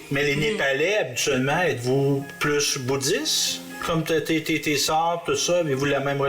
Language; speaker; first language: French; native; French